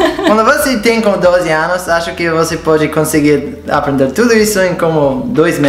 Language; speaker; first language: Portuguese; non-native, fluent; English